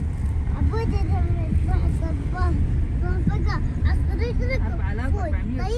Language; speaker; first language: Arabic; early bilingual, other home language; Hindi